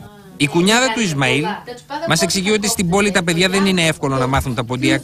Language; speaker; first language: Greek; native; Greek